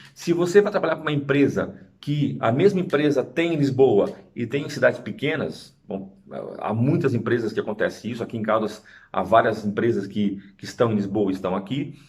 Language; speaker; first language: Portuguese; native; Portuguese